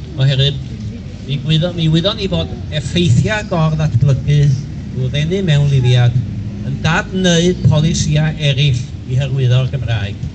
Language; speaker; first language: Welsh; native; Welsh